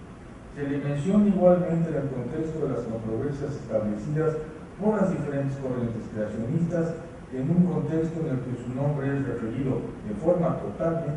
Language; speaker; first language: Spanish; native; Spanish